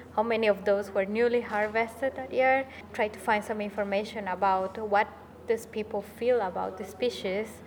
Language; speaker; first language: English; non-native, fluent; Spanish